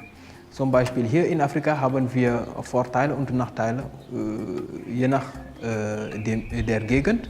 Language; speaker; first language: German; non-native, learner; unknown